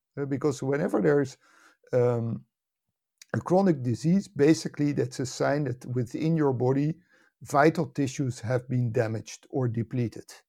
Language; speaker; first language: English; non-native, fluent; Dutch